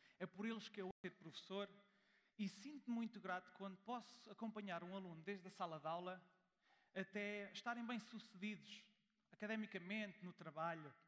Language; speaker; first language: Portuguese; early bilingual, heritage; German